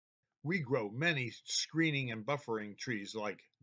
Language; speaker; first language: English; native; English